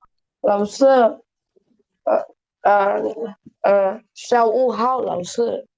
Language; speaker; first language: Chinese; non-native, learner; Indonesian